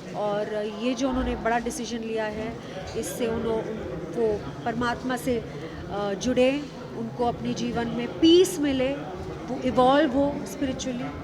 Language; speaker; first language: Hindi; native; Hindi